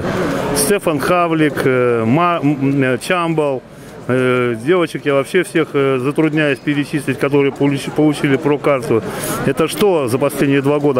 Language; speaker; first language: Russian; native; Russian